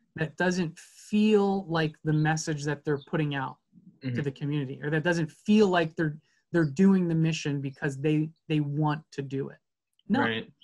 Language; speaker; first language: English; native; English